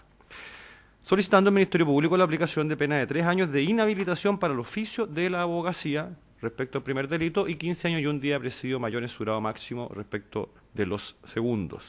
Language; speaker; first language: Spanish; native; Spanish